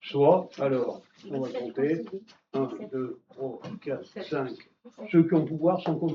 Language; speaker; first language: French; native; French